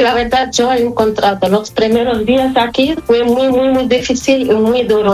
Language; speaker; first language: Spanish; non-native, learner; Arabic